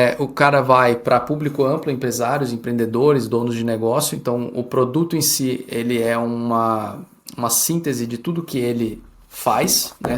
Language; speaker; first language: Portuguese; early bilingual, heritage; Portuguese